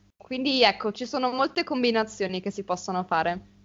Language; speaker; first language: Italian; native; Italian